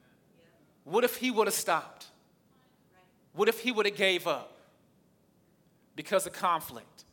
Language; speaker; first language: English; native; English